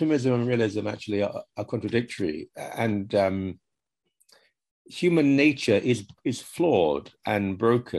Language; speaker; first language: English; native; English